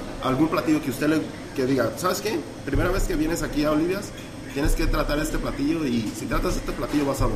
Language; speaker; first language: Spanish; early bilingual, heritage; Spanish